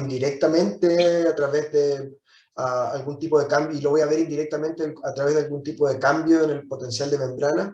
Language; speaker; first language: Spanish; native; Spanish